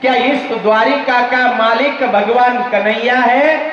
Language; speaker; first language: Hindi; non-native, local second language; Marathi